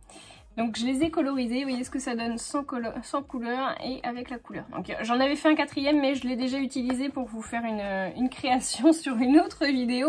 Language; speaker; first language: French; native; French